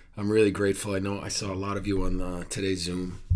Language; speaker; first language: English; native; English